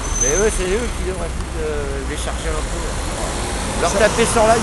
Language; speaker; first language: French; native; French